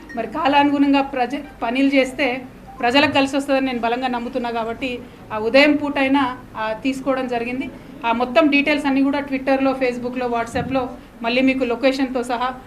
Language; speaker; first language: Telugu; native; Telugu